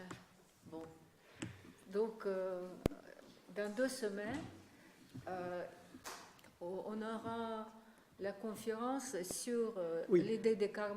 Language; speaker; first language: French; non-native, fluent; Russian